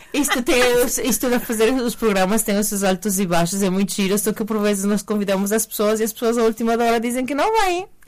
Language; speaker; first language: Portuguese; native; Portuguese